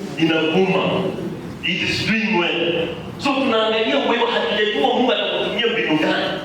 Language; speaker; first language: Swahili; native; Swahili